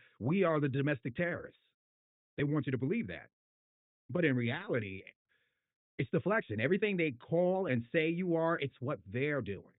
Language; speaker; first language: English; native; English